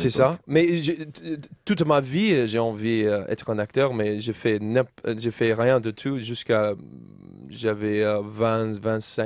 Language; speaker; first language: French; non-native, learner; English